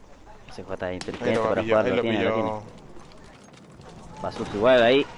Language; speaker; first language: Spanish; native; Spanish